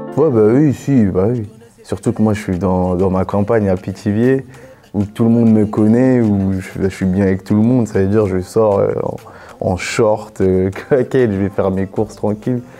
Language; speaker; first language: French; native; French